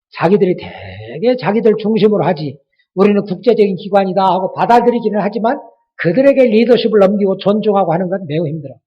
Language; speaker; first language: Korean; native; Korean